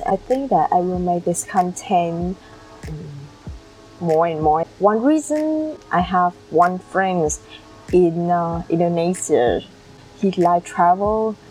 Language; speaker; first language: English; non-native, learner; Vietnamese